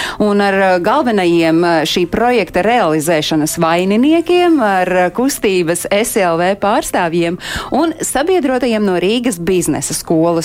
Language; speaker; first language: Latvian; native; Latvian